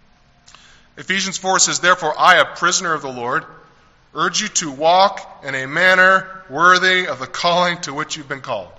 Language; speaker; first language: English; native; English